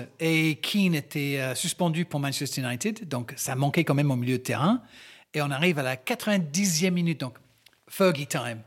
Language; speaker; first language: French; non-native, fluent; English